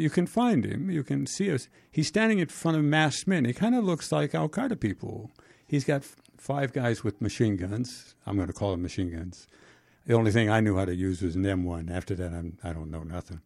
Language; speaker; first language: English; native; English